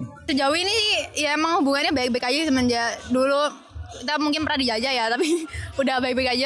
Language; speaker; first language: Indonesian; native; Indonesian